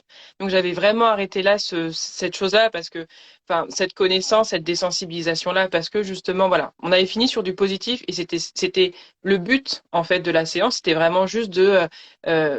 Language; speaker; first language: French; native; French